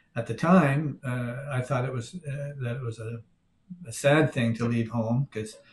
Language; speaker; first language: English; native; English